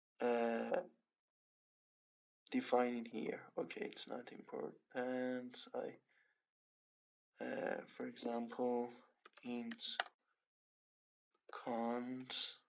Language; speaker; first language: English; non-native, learner; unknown